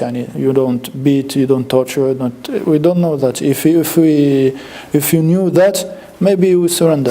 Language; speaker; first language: English; non-native, fluent; French